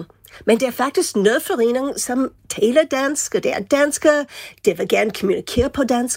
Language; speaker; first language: Danish; non-native, fluent; English